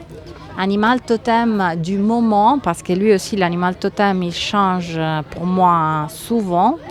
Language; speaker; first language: French; non-native, fluent; Italian